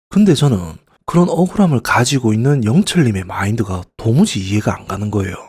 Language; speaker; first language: Korean; native; Korean